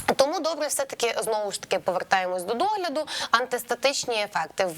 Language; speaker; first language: Ukrainian; native; Ukrainian